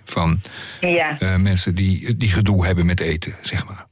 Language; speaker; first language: Dutch; native; Dutch